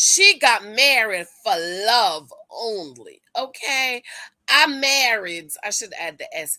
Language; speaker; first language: English; native; English